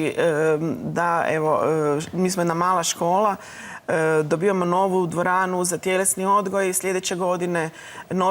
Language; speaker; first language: Croatian; native; Croatian